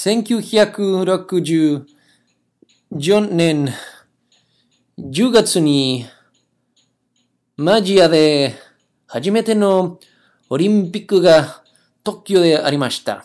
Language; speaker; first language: Japanese; non-native, learner; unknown